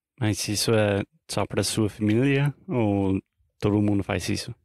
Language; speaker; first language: Portuguese; non-native, fluent; English